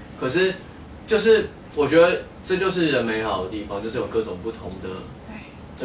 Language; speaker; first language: Chinese; native; Chinese